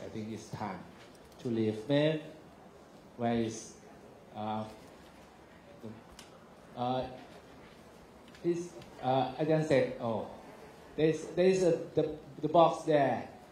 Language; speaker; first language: English; non-native, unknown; Thai